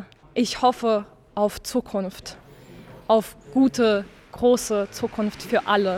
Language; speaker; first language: German; non-native, learner; Ukrainian